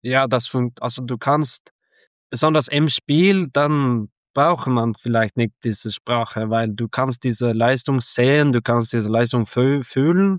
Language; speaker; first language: German; non-native, learner; Norwegian